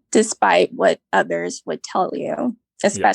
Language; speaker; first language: English; native; English